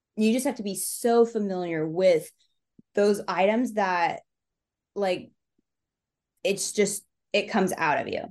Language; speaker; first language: English; native; English